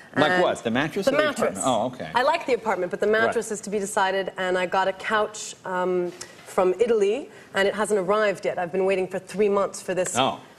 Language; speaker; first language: English; native; English